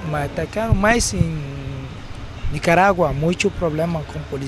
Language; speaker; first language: Spanish; non-native, learner; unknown